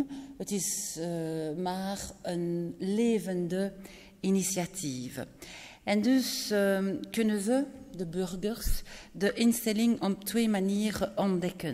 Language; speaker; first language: Dutch; non-native, local second language; French